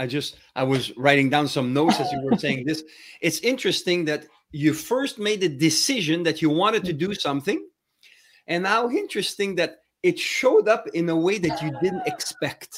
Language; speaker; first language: English; non-native, fluent; French